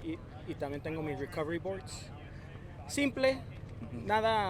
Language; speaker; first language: Spanish; early bilingual, other home language; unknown